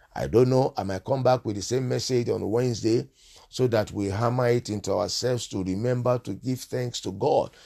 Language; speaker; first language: English; non-native, local second language; Yoruba